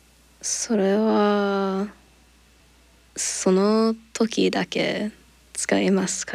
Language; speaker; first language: Japanese; non-native, learner; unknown